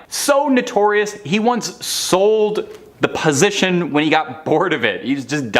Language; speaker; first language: English; native; English